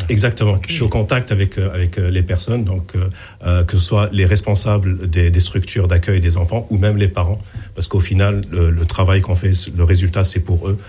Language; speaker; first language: French; non-native, local second language; Arabic